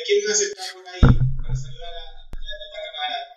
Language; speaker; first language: Spanish; native; Spanish